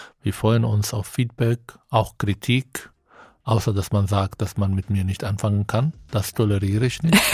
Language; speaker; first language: German; non-native, fluent; Arabic